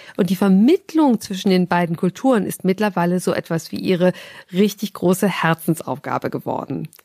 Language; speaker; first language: German; native; German